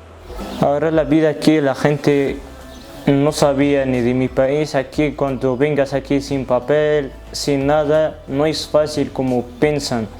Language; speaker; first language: Spanish; non-native, learner; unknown